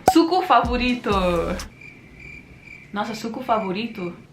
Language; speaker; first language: Portuguese; non-native, learner; English